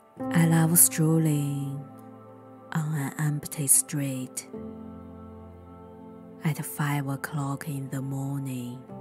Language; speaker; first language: English; non-native, fluent; Chinese